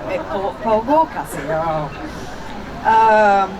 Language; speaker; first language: Korean; non-native, learner; Italian